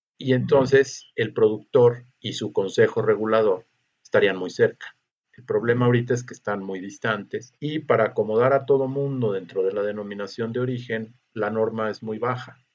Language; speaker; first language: Spanish; native; Spanish